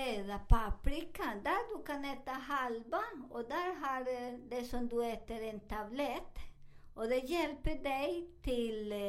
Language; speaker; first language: Swedish; non-native, fluent; Spanish